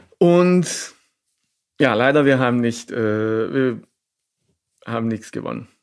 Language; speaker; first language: German; non-native, fluent; Serbian